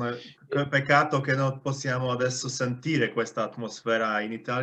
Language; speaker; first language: Italian; non-native, fluent; Polish